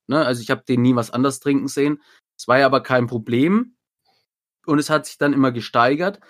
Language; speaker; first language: German; native; German